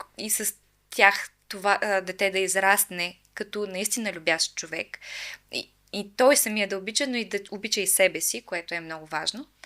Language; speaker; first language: Bulgarian; native; Bulgarian